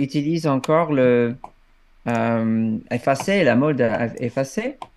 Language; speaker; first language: French; non-native, fluent; English